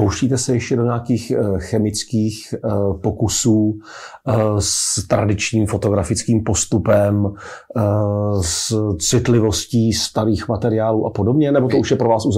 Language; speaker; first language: Czech; native; Czech